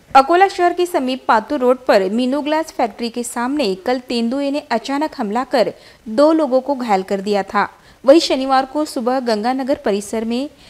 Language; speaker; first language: Hindi; non-native, local second language; Marathi